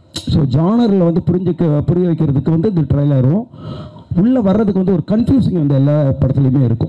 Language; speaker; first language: Tamil; native; Tamil